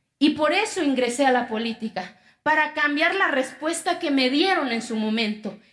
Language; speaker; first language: Spanish; non-native, local second language; Zapotec